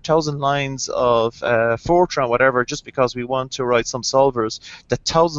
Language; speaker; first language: English; native; English